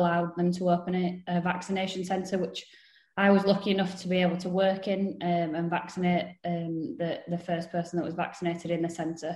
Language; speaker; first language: English; native; English